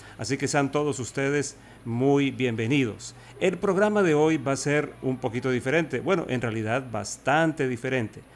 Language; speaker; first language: Spanish; native; Spanish